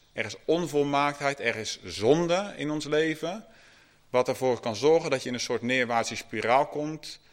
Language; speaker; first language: Dutch; native; Dutch